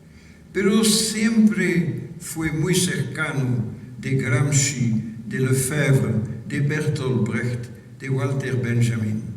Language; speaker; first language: Spanish; non-native, fluent; French